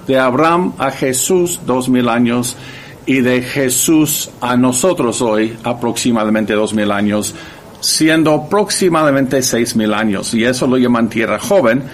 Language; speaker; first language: Spanish; non-native, fluent; English